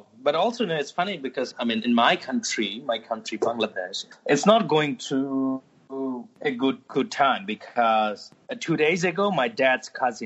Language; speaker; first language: English; non-native, local second language; Bangla